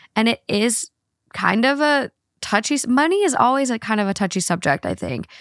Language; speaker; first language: English; native; English